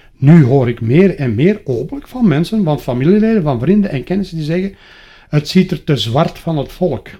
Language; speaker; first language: Dutch; native; Dutch